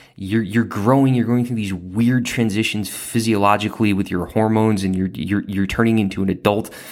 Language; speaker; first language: English; native; English